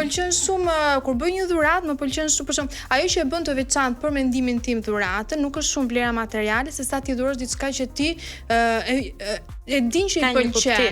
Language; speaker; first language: Albanian; native; Albanian